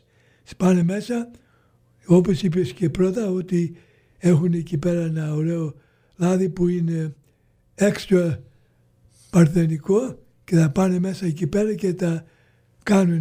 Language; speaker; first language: Greek; early bilingual, other home language; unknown